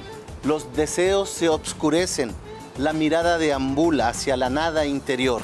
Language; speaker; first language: Spanish; native; Spanish